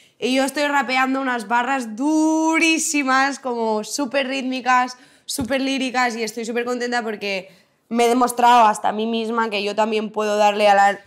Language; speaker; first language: Spanish; non-native, local second language; Catalan